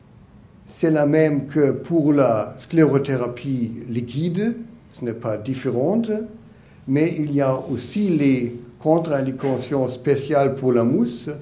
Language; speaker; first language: French; non-native, learner; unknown